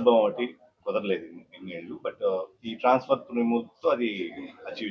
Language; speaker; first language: Telugu; native; Telugu